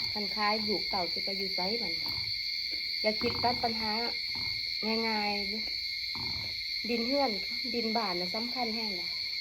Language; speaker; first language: Thai; native; Thai